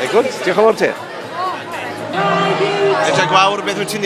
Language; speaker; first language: Welsh; native; Welsh